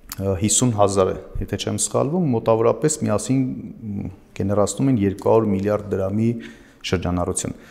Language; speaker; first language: Armenian; native; Armenian